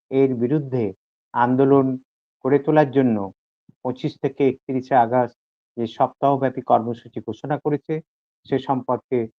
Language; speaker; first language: Bangla; native; Bangla